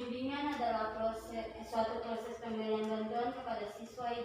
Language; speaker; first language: Indonesian; native; Indonesian